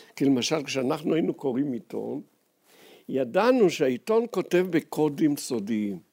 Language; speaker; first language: Hebrew; native; Hebrew